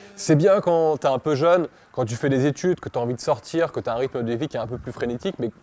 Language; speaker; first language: French; native; French